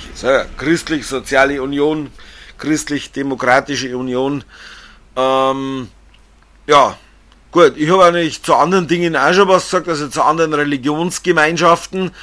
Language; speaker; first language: German; native; German